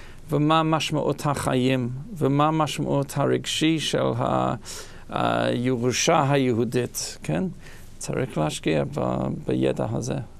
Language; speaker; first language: Hebrew; non-native, fluent; English